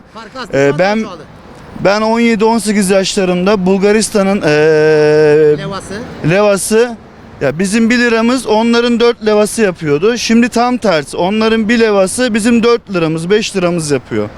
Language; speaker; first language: Turkish; native; Turkish